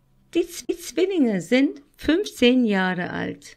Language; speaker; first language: German; non-native, fluent; Turkish